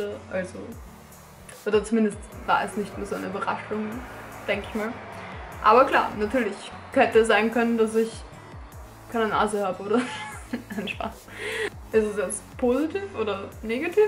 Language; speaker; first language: German; native; German